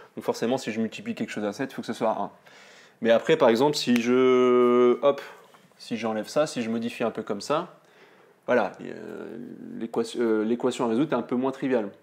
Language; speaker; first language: French; native; French